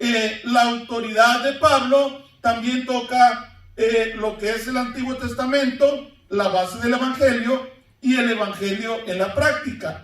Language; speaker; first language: Spanish; native; Spanish